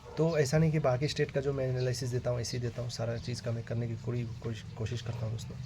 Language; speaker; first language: Hindi; non-native, local second language; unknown